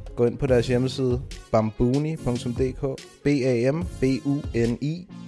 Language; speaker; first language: Danish; native; Danish